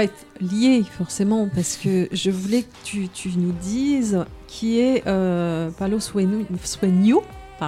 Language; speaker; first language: French; native; French